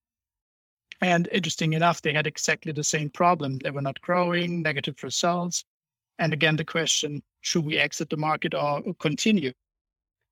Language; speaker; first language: English; non-native, fluent; German